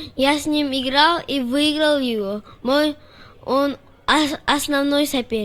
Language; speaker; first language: Russian; non-native, local second language; Uzbek